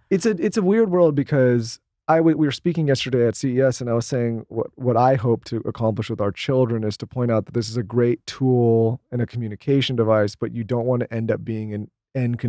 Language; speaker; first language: English; native; English